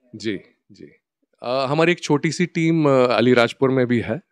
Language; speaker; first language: Hindi; native; Hindi